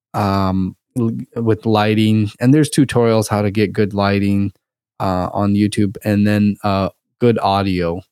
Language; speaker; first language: English; early bilingual, other home language; Russian